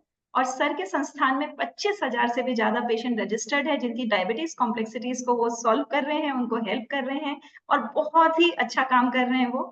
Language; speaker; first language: Hindi; native; Hindi